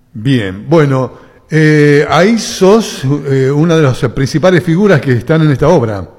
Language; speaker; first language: Spanish; native; Spanish